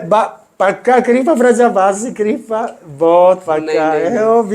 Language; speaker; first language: Hindi; non-native, learner; Italian